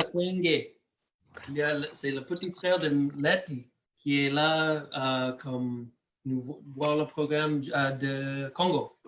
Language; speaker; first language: French; non-native, learner; English